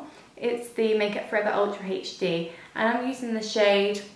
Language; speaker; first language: English; native; English